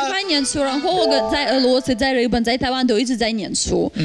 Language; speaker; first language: Chinese; non-native, fluent; Russian